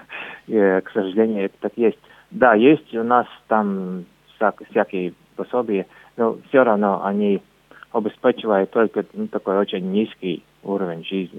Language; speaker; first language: Russian; non-native, local second language; Latvian